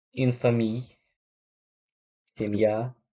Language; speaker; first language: French; non-native, learner; Russian